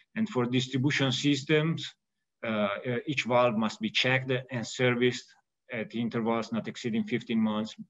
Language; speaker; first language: English; non-native, fluent; Italian